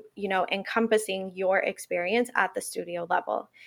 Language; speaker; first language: English; non-native, fluent; Spanish